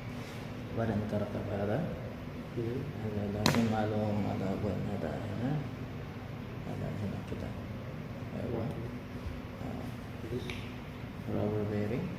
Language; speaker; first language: Arabic; non-native, learner; Filipino